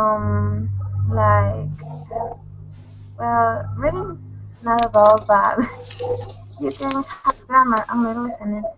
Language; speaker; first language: English; non-native, learner; Spanish